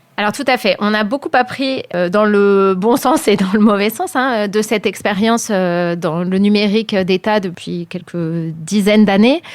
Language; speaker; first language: French; native; French